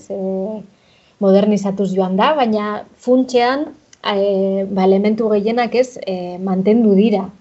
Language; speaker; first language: Basque; native; Basque